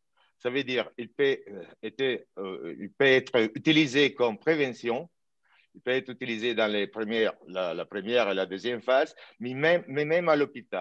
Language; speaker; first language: French; non-native, fluent; Italian